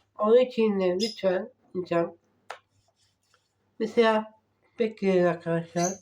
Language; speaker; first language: Turkish; non-native, learner; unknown